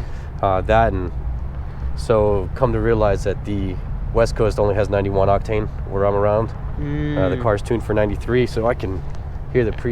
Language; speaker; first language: English; native; English